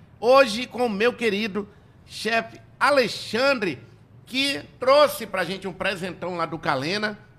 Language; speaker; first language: Portuguese; native; Portuguese